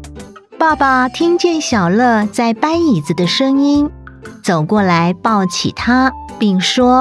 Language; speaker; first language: Chinese; native; Chinese